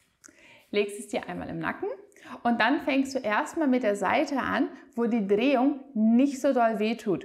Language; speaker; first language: German; native; German